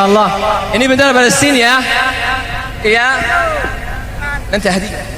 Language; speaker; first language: Indonesian; non-native, learner; Arabic